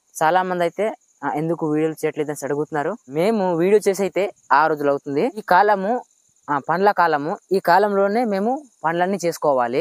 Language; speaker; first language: Telugu; non-native, local second language; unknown